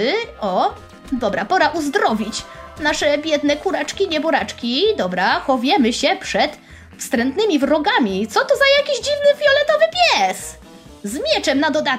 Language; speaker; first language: Polish; native; Polish